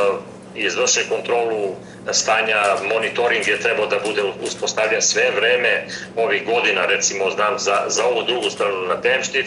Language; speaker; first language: Serbian; native; Serbian